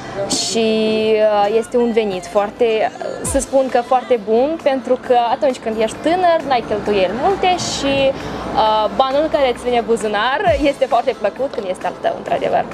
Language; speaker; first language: Romanian; native; Romanian